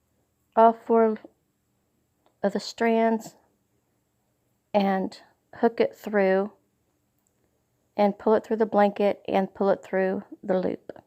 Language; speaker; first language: English; native; English